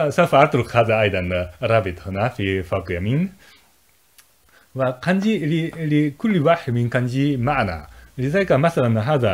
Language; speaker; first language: Arabic; non-native, fluent; Japanese